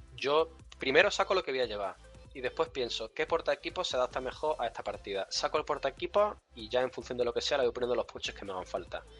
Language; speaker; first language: Spanish; early bilingual, other home language; Russian